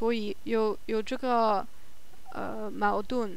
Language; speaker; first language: Chinese; non-native, learner; German